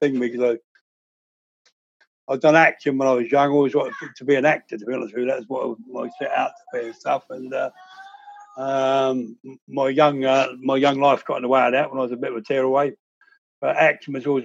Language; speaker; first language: English; native; English